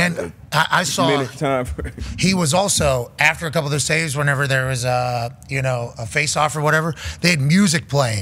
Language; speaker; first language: English; native; English